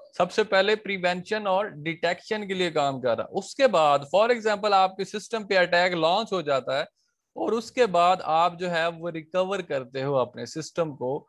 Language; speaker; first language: Urdu; non-native, local second language; Punjabi